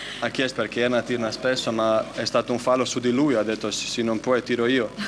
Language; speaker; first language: Italian; non-native, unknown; Croatian